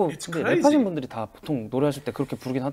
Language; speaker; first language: Korean; native; Korean